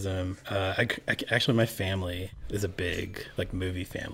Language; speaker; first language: English; early bilingual, other home language; Cantonese